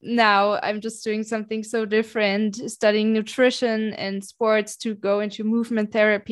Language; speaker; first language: English; non-native, fluent; German